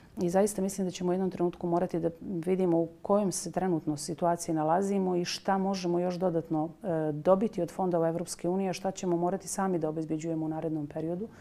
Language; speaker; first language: Bosnian; native; Bosnian